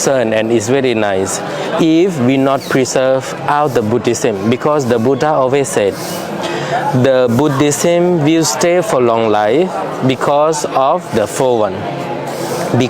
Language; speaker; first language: English; non-native, fluent; Lao